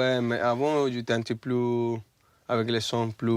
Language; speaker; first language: French; non-native, fluent; Spanish